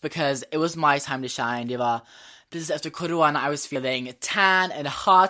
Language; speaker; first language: English; early bilingual, other home language; Swedish